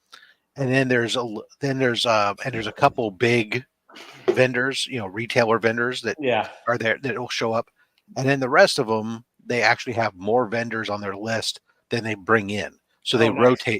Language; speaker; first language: English; native; English